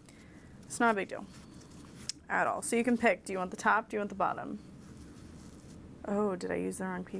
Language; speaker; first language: English; native; English